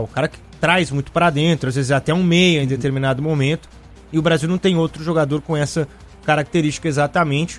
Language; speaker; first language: Portuguese; native; Portuguese